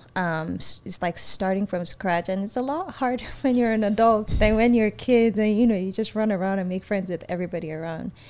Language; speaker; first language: English; native; English